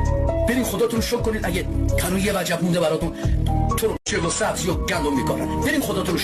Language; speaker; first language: Persian; native; Persian